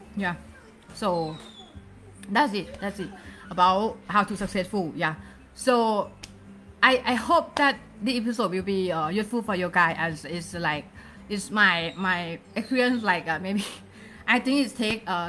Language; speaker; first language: English; non-native, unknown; Thai